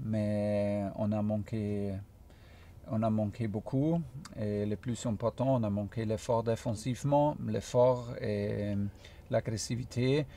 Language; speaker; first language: French; non-native, fluent; German